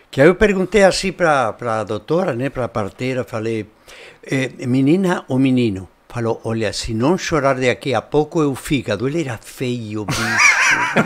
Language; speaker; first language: Portuguese; non-native, fluent; Spanish